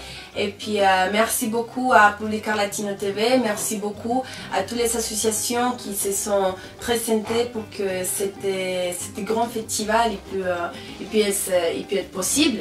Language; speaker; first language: French; non-native, fluent; Spanish